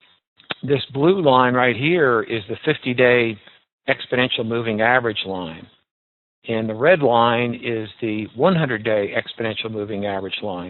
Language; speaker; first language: English; native; English